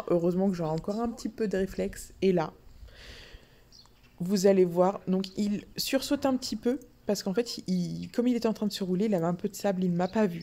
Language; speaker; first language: French; native; French